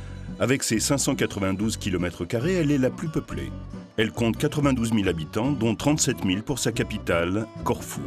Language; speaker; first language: French; native; French